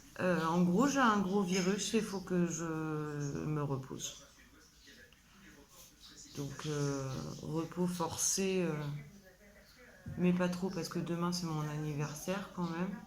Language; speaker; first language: French; native; French